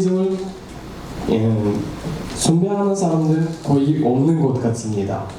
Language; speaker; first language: Korean; non-native, learner; Kyrgyz